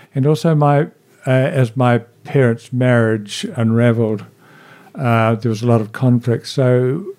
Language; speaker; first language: English; native; English